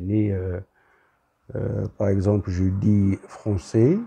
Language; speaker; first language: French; non-native, local second language; Arabic